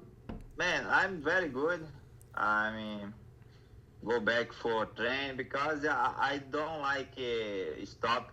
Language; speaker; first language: English; non-native, learner; Portuguese